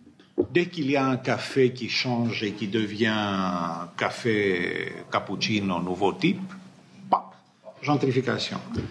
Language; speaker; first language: French; non-native, fluent; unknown